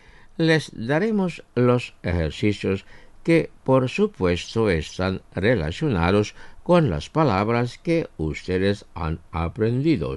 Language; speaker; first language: Spanish; non-native, fluent; Indonesian